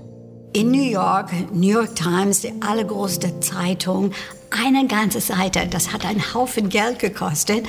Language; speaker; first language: German; non-native, fluent; English